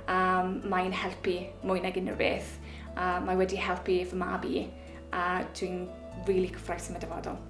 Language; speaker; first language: Welsh; non-native, local second language; English